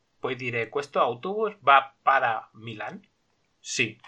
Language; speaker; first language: Italian; non-native, learner; Spanish